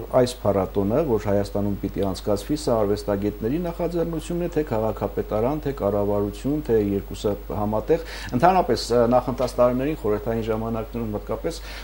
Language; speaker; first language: Armenian; native; Armenian